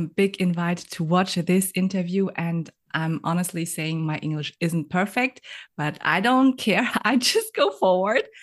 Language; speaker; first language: English; non-native, learner; German